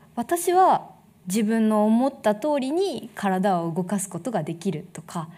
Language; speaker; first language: Japanese; native; Japanese